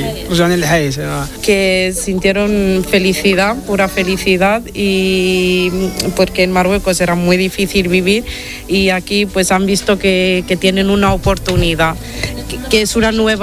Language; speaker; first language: Spanish; non-native, fluent; Italian